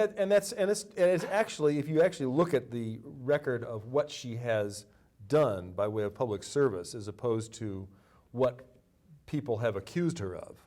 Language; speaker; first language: English; native; English